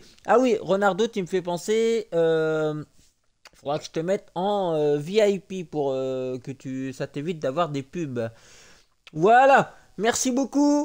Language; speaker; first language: French; native; French